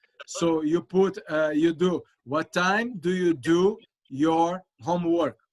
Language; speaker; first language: English; non-native, local second language; Portuguese